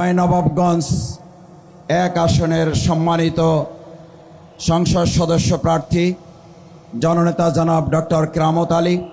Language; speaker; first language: Bangla; native; Bangla